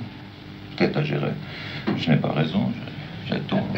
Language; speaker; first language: French; non-native, learner; German